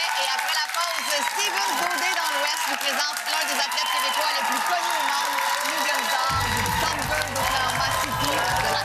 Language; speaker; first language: French; native; French